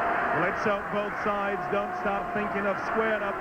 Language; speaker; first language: English; native; English